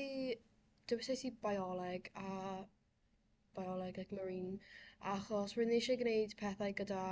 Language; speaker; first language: Welsh; non-native, local second language; English